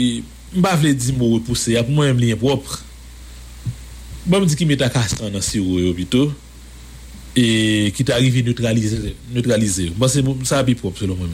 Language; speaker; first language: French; non-native, local second language; Haitian Creole